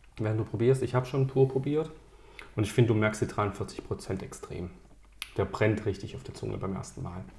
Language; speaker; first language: German; early bilingual, other home language; Italian